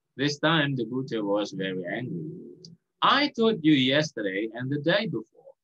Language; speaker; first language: English; non-native, fluent; Indonesian